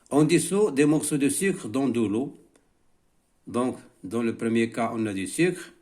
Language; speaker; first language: French; non-native, local second language; Arabic